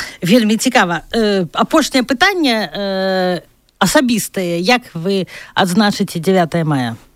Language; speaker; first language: Belarusian; non-native, local second language; Russian